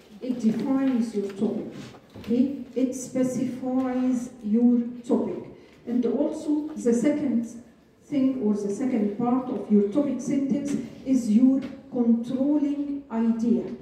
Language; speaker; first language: English; non-native, fluent; Arabic